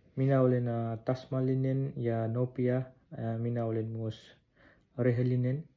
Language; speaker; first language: Finnish; non-native, learner; Nepali